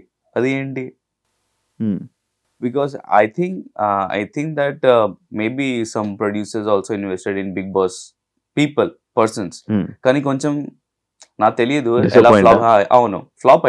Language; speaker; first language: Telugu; non-native, local second language; Hindi